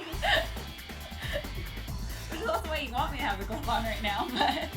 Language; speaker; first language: English; native; English